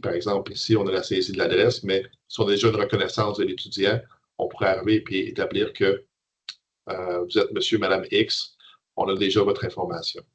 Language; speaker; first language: French; native; French